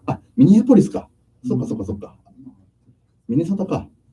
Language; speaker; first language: Japanese; native; Japanese